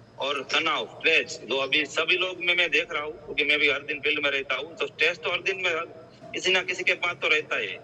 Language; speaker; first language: Hindi; non-native, local second language; Gujarati